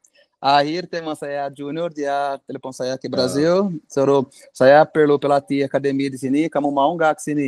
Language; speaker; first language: Indonesian; non-native, fluent; Portuguese